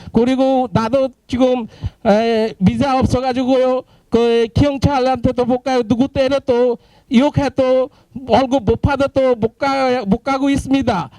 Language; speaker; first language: Korean; non-native, learner; Bangla